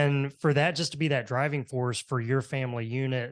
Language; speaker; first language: English; native; English